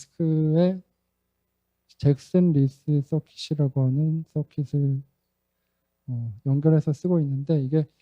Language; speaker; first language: Korean; native; Korean